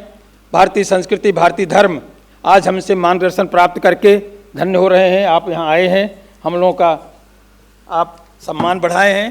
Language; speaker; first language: Hindi; native; Hindi